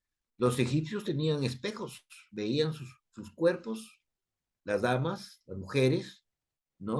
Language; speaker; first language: Spanish; native; Spanish